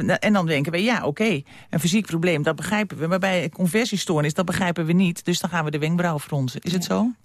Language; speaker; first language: Dutch; native; Dutch